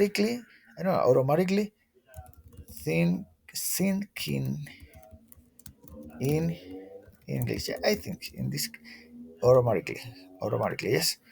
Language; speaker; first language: English; non-native, learner; Spanish